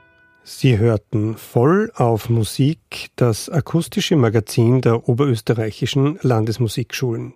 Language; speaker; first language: German; native; German